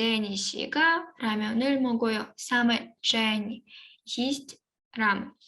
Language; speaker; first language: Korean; non-native, fluent; Ukrainian